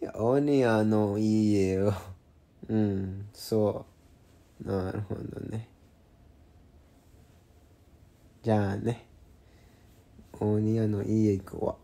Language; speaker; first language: Japanese; non-native, learner; English